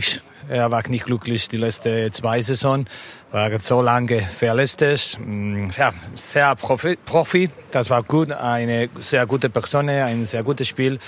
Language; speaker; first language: German; non-native, learner; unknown